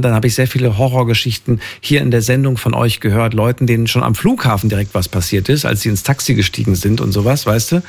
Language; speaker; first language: German; native; German